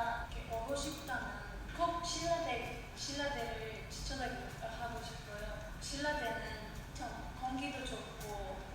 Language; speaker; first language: Korean; non-native, fluent; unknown